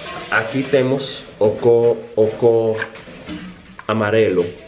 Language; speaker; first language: Portuguese; non-native, learner; English